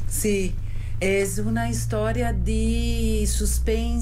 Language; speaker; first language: Spanish; non-native, learner; Portuguese